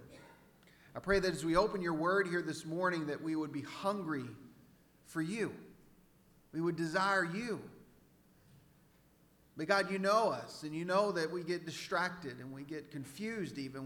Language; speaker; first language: English; native; English